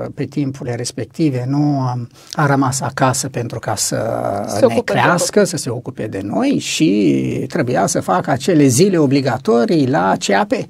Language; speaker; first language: Romanian; native; Romanian